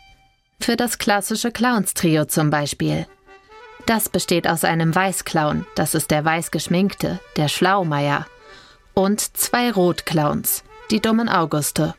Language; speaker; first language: German; native; German